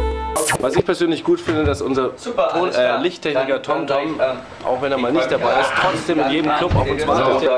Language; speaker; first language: German; native; German